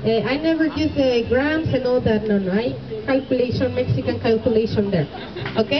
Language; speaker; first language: English; non-native, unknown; Spanish